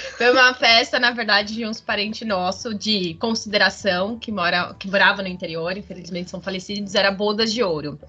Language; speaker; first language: Portuguese; native; Portuguese